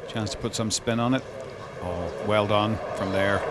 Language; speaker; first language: English; native; English